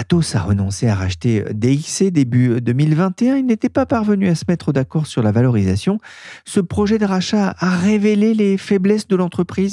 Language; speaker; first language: French; native; French